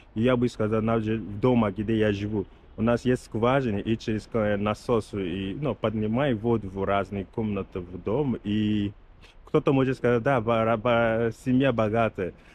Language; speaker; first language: Russian; non-native, learner; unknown